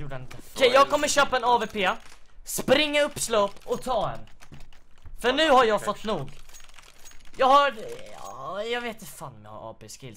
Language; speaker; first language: Swedish; native; Swedish